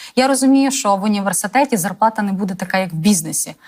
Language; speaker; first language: Ukrainian; native; Ukrainian